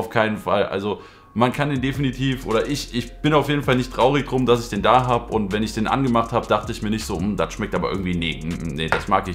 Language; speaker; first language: German; native; German